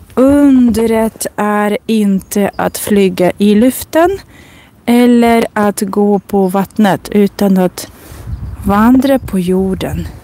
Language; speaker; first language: Swedish; non-native, fluent; Russian